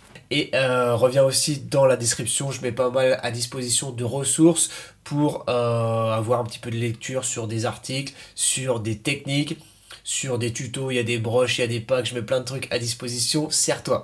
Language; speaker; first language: French; native; French